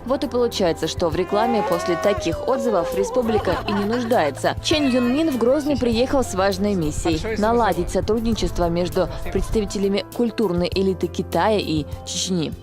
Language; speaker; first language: Russian; native; Russian